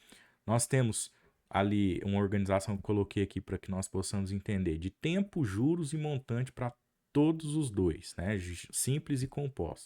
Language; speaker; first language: Portuguese; native; Portuguese